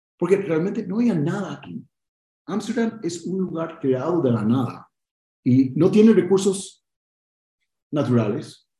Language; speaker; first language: Spanish; early bilingual, heritage; Spanish